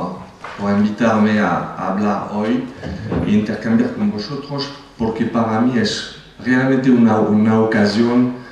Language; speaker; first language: Spanish; non-native, fluent; French